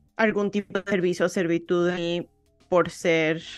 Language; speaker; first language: Spanish; early bilingual, heritage; Spanish